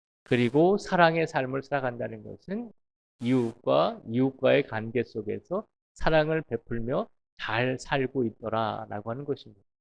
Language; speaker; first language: Korean; native; Korean